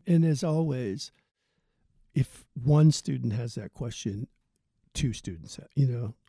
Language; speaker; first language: English; native; English